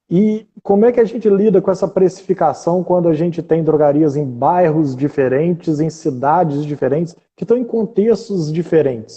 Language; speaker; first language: Portuguese; native; Portuguese